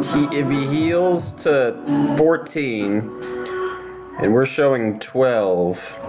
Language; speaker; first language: English; native; English